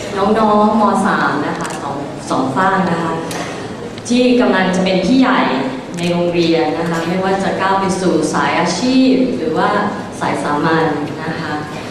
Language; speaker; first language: Thai; early bilingual, other home language; English